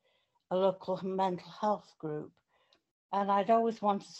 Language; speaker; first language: English; native; English